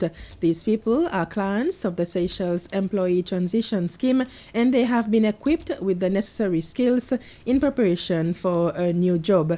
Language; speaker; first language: English; non-native, local second language; Seselwa Creole French